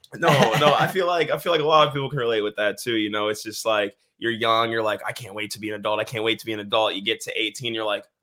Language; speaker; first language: English; native; English